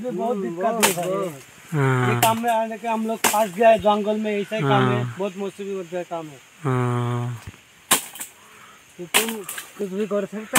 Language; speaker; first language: Hindi; non-native, local second language; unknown